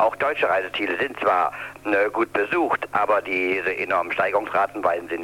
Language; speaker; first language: German; native; German